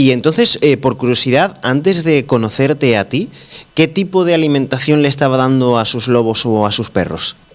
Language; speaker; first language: Spanish; native; Spanish